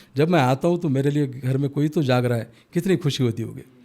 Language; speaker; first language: Hindi; non-native, local second language; Marathi